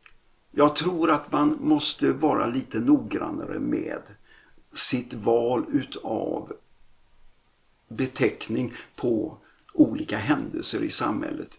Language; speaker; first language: Swedish; native; Swedish